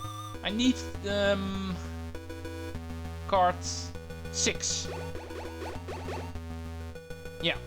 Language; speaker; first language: English; non-native, fluent; Dutch